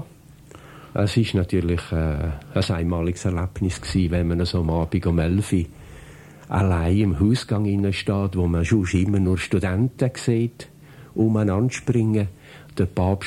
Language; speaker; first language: German; native; German